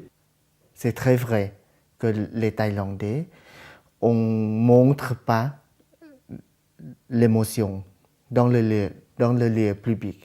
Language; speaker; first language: French; non-native, fluent; Thai